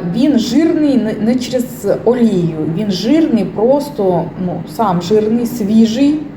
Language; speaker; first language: Ukrainian; non-native, local second language; Russian